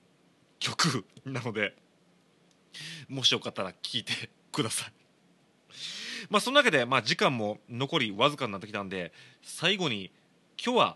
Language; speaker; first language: Japanese; native; Japanese